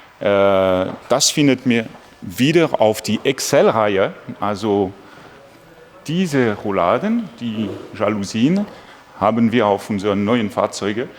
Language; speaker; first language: German; non-native, fluent; French